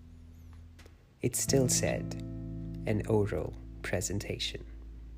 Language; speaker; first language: English; non-native, local second language; Hindi